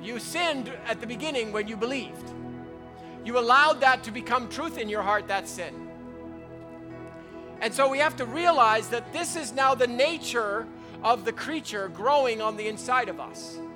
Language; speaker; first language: English; native; English